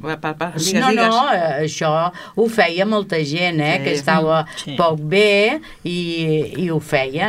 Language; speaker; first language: Catalan; native; Catalan